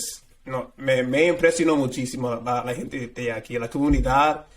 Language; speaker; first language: Spanish; non-native, fluent; English